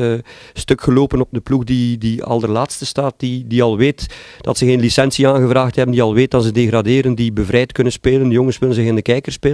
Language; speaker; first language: Dutch; native; Dutch